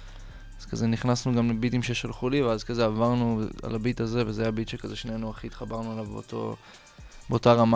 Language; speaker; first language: Hebrew; native; Hebrew